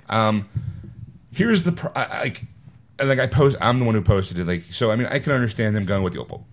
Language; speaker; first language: English; native; English